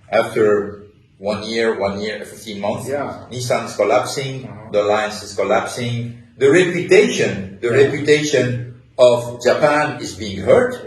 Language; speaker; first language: English; non-native, fluent; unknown